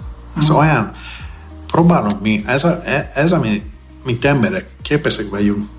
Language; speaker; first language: Hungarian; non-native, learner; Greek